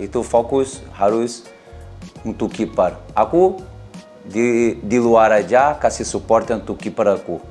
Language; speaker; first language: Indonesian; non-native, learner; Portuguese